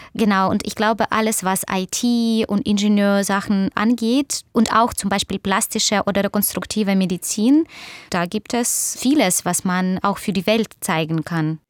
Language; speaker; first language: German; non-native, fluent; Russian